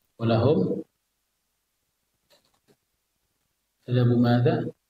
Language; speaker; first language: Arabic; non-native, fluent; Indonesian